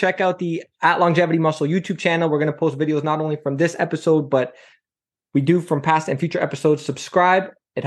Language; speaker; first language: English; native; English